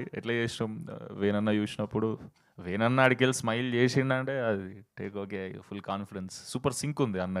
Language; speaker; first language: Telugu; native; Telugu